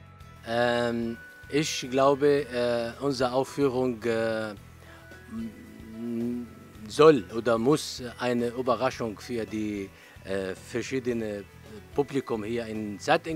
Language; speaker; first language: German; non-native, learner; Arabic